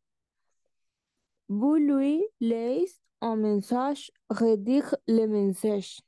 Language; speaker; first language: French; non-native, learner; Spanish